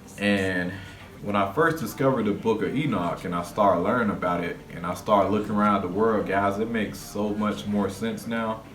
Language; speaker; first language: English; native; English